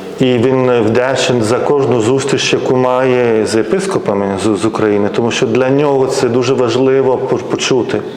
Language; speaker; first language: Ukrainian; non-native, fluent; Lithuanian